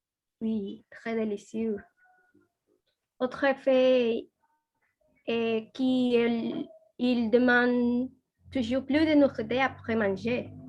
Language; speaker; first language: French; non-native, learner; Spanish